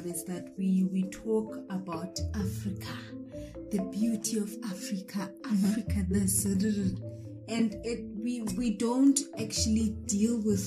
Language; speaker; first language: English; non-native, local second language; Xhosa